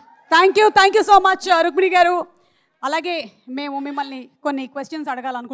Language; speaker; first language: Telugu; native; Telugu